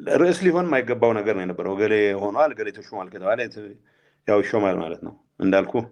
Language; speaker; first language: Amharic; non-native, local second language; Tigrinya